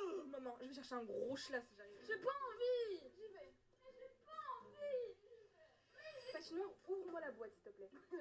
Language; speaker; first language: French; native; French